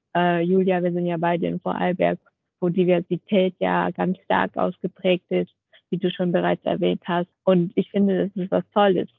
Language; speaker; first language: German; non-native, fluent; Vietnamese